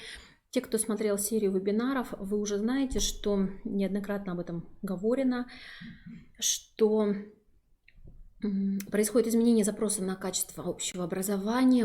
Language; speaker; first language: Russian; native; Russian